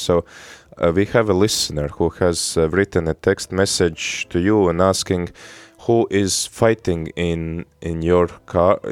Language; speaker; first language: English; non-native, fluent; Latvian